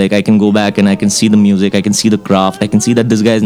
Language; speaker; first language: English; non-native, local second language; Hindi